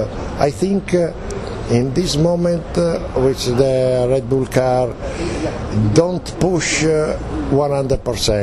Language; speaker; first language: English; non-native, learner; Italian